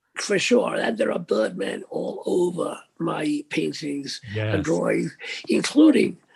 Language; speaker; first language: English; native; English